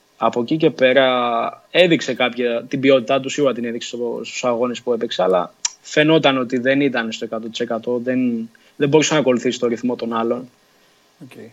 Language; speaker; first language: Greek; early bilingual, other home language; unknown